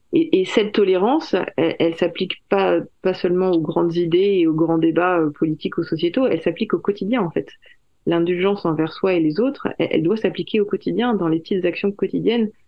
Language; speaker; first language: French; native; French